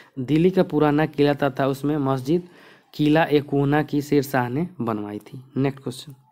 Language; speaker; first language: Hindi; native; Hindi